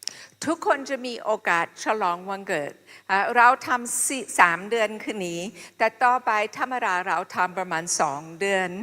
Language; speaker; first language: Thai; non-native, fluent; English